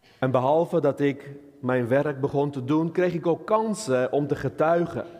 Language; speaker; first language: Dutch; non-native, fluent; Armenian